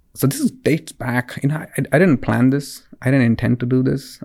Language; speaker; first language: English; non-native, local second language; Kannada